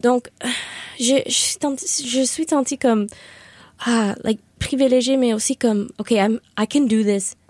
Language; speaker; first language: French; non-native, learner; Spanish